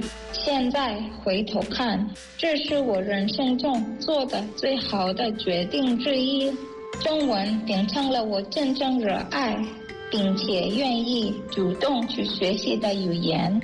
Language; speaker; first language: Chinese; non-native, fluent; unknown